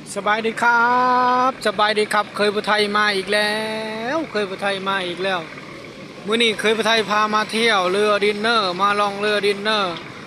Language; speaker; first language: Thai; native; Thai